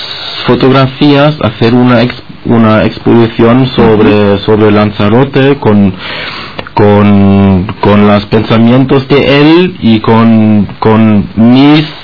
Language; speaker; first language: Spanish; non-native, fluent; German